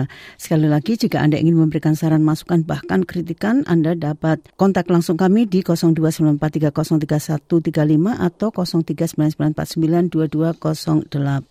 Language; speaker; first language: Indonesian; native; Indonesian